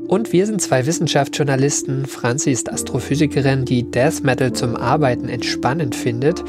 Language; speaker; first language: German; native; German